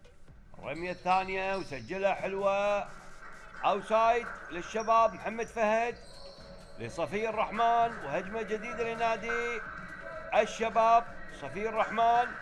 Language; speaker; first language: Arabic; native; Arabic